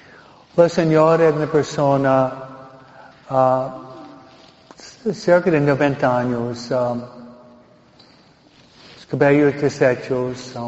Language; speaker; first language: Spanish; non-native, fluent; English